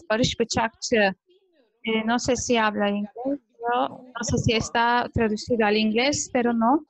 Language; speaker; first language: Spanish; non-native, fluent; Turkish